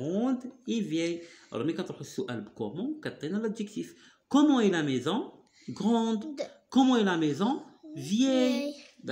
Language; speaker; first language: French; non-native, local second language; Arabic